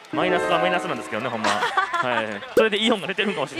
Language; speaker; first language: Japanese; native; Japanese